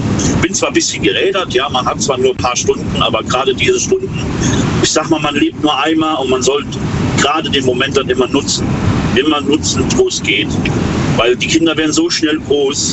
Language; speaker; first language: German; native; German